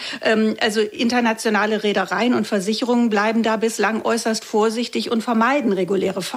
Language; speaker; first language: German; native; German